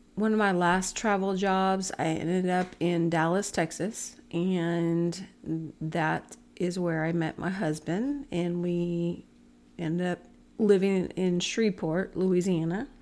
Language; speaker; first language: English; native; English